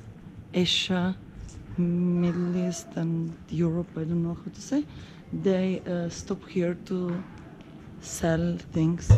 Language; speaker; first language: English; non-native, fluent; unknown